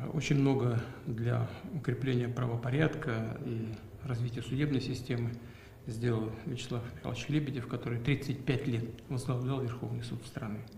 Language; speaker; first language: Russian; native; Russian